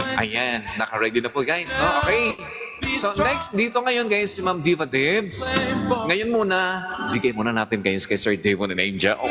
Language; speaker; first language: Filipino; native; Filipino